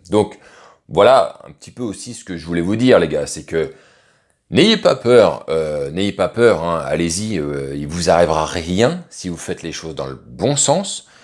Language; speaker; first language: French; native; French